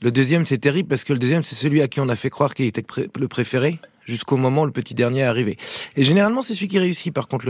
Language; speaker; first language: French; native; French